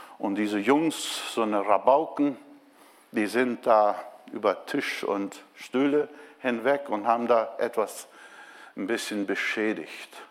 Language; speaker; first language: German; non-native, fluent; Portuguese